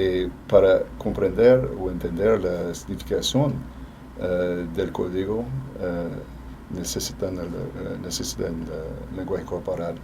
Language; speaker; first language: Spanish; non-native, fluent; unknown